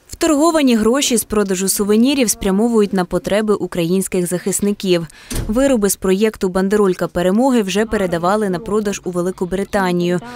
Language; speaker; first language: Ukrainian; native; Ukrainian